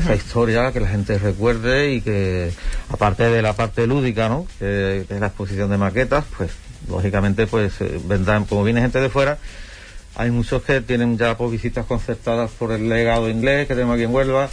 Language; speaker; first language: Spanish; native; Spanish